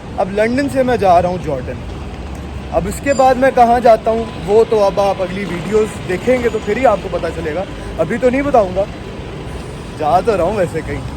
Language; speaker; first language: Urdu; non-native, local second language; Punjabi